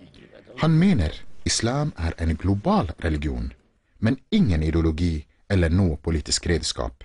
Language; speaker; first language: Norwegian; non-native, fluent; Arabic